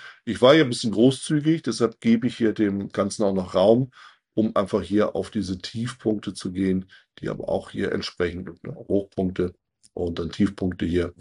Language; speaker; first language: German; native; German